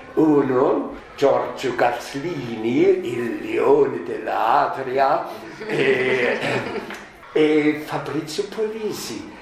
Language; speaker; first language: Italian; non-native, learner; German